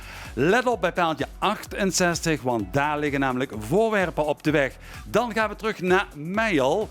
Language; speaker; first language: Dutch; native; Dutch